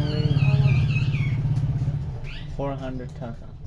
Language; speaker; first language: English; non-native, learner; Bangla